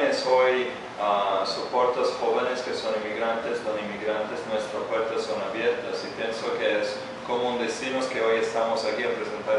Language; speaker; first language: Spanish; non-native, fluent; Italian